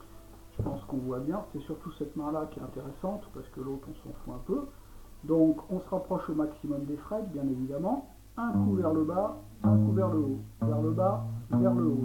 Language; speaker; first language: French; native; French